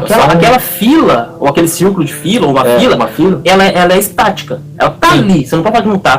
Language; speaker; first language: Portuguese; native; Portuguese